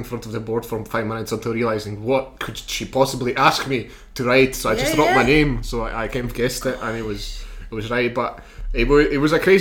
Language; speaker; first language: English; early bilingual, other home language; Slovak